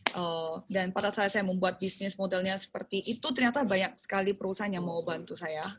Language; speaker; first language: Indonesian; early bilingual, other home language; Korean